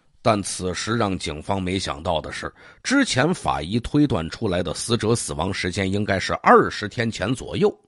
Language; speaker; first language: Chinese; native; Chinese